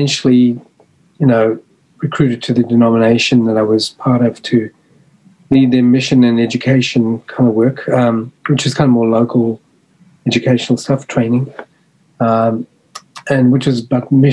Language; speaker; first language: English; native; English